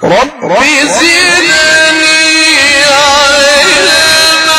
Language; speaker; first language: Arabic; native; Arabic